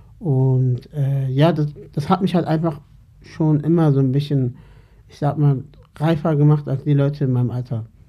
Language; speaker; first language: German; early bilingual, other home language; Turkish